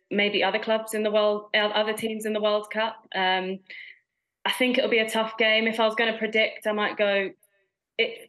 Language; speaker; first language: English; native; English